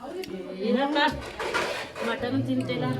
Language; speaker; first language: Kannada; native; Kannada